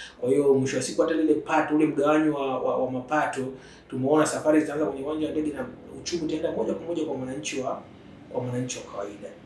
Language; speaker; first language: Swahili; native; Swahili